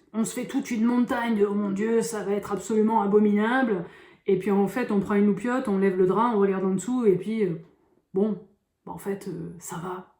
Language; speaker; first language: French; native; French